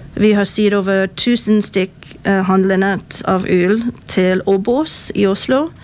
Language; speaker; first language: Norwegian; non-native, fluent; English